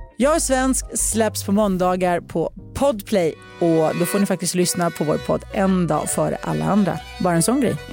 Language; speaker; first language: Swedish; early bilingual, other home language; Russian